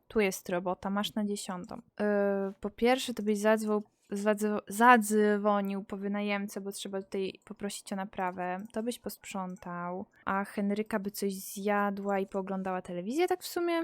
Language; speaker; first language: Polish; native; Polish